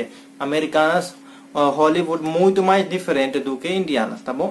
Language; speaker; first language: Portuguese; non-native, learner; Hindi